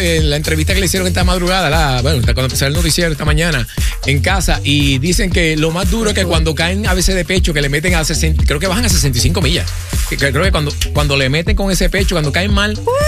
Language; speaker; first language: Spanish; native; Spanish